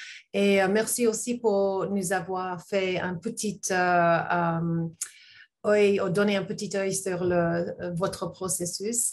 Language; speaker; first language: French; non-native, learner; English